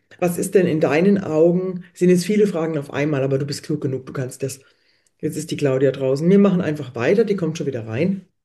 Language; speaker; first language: German; native; German